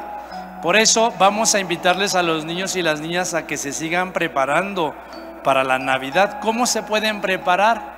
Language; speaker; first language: Spanish; native; Spanish